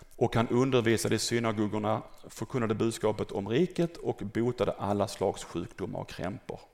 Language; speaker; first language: Swedish; native; Swedish